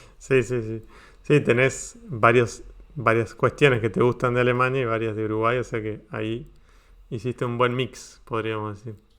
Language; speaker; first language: Spanish; native; Spanish